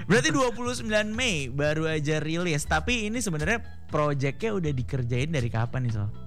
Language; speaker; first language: Indonesian; native; Indonesian